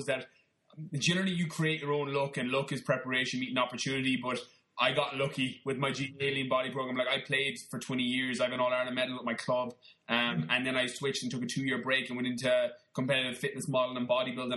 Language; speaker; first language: English; native; English